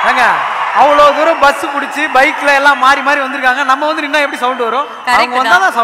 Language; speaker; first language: Tamil; native; Tamil